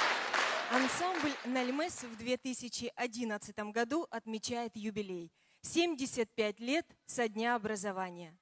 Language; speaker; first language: Russian; native; Russian